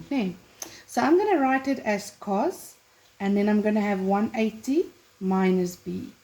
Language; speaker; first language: English; non-native, local second language; Afrikaans